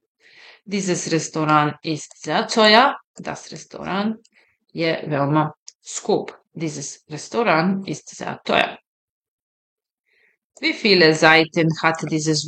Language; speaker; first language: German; non-native, fluent; Serbian